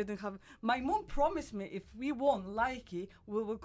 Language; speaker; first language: English; non-native, fluent; Polish